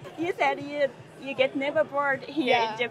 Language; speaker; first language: English; non-native, learner; Japanese